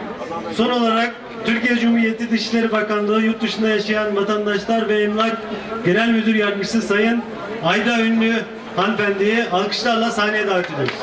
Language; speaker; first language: Turkish; native; Turkish